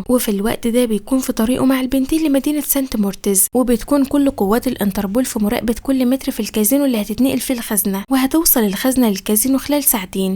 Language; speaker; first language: Arabic; native; Arabic